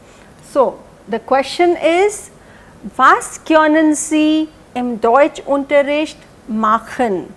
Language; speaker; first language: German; non-native, fluent; Hindi